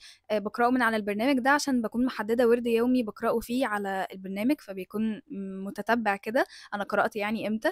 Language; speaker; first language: Arabic; native; Arabic